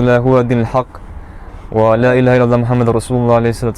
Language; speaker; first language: Arabic; non-native, learner; German